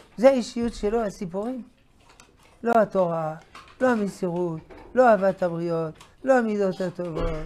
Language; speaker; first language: Hebrew; non-native, fluent; French